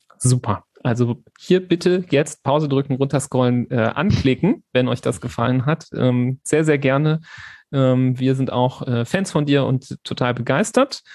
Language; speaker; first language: German; native; German